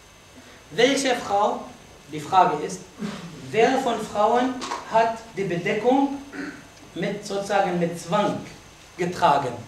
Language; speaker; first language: German; non-native, fluent; Arabic